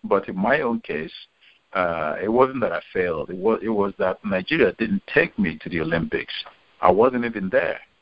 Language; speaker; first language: English; non-native, local second language; Igbo